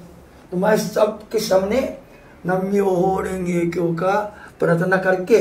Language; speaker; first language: Hindi; non-native, fluent; Japanese